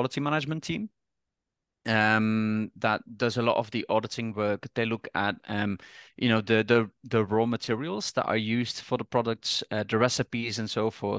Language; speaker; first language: English; non-native, fluent; Dutch